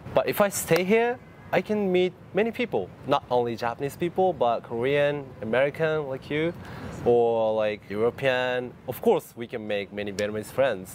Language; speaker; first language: English; non-native, fluent; Japanese